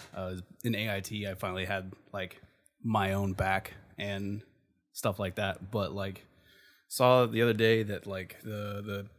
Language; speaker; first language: English; native; English